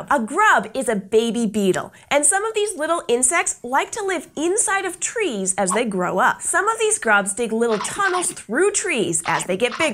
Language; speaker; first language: English; native; English